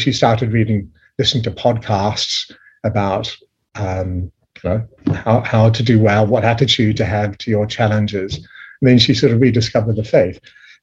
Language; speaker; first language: English; native; English